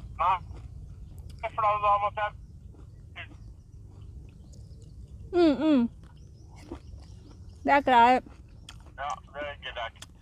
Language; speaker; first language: Norwegian; non-native, learner; Thai